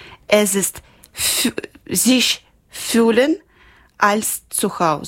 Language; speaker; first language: German; non-native, local second language; Ukrainian